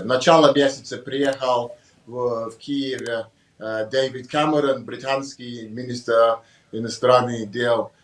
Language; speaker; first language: Russian; non-native, learner; English